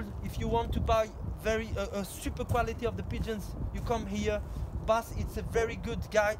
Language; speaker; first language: English; non-native, learner; French